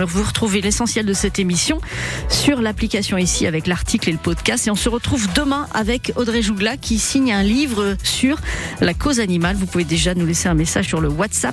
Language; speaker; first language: French; native; French